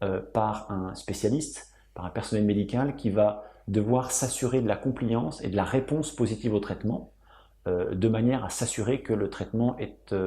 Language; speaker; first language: French; native; French